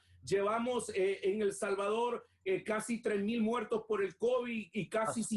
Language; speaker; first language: Spanish; native; Spanish